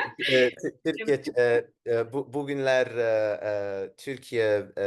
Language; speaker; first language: Turkish; non-native, learner; Arabic